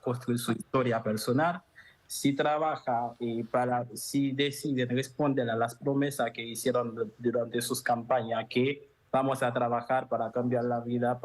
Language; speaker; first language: Spanish; non-native, fluent; Haitian Creole